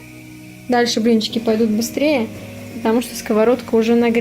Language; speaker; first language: Russian; native; Russian